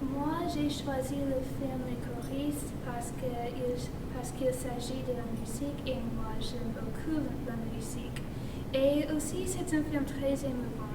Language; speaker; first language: French; non-native, learner; English